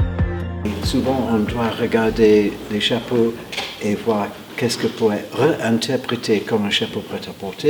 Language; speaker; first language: French; non-native, fluent; English